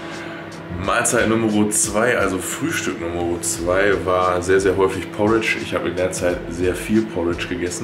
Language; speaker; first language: German; native; German